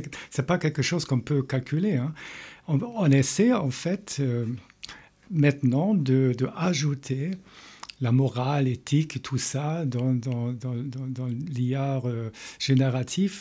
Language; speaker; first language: French; non-native, fluent; German